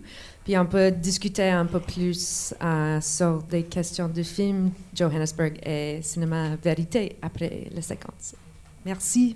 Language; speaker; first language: French; non-native, local second language; English